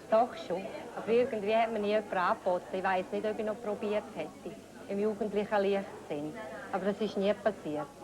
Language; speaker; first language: German; native; German